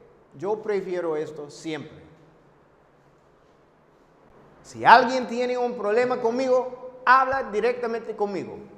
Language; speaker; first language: Spanish; non-native, fluent; English